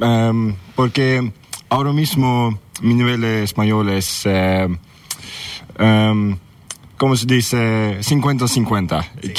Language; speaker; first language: Spanish; non-native, learner; Swedish